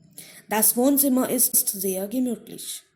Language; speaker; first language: German; non-native, fluent; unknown